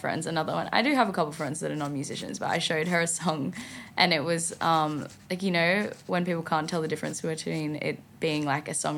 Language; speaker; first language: English; native; English